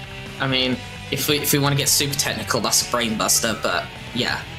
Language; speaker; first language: English; native; English